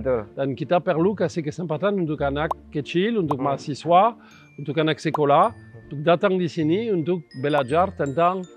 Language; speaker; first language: Indonesian; non-native, fluent; French